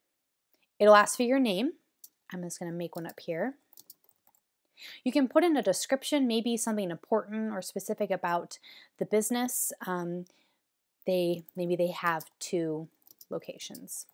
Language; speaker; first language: English; native; English